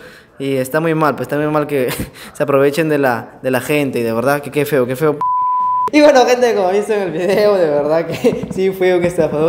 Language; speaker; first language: Spanish; native; Spanish